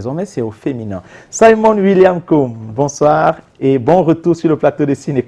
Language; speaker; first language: French; native; French